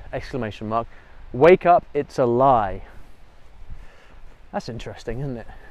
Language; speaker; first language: English; native; English